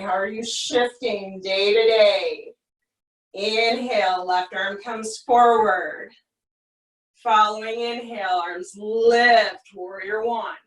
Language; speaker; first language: English; native; English